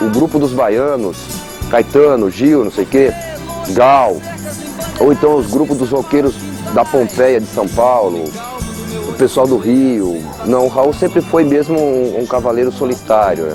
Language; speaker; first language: Portuguese; native; Portuguese